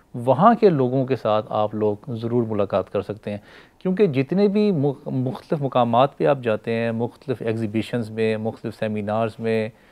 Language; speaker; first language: Urdu; native; Urdu